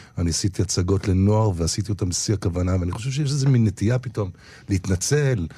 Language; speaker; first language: Hebrew; native; Hebrew